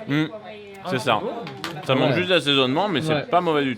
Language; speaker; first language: French; native; French